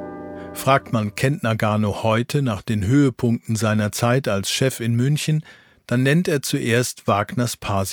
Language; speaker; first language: German; native; German